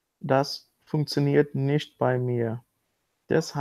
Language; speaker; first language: German; non-native, learner; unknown